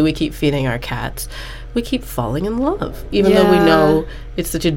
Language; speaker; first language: English; native; English